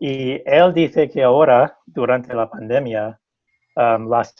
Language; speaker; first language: Spanish; non-native, fluent; English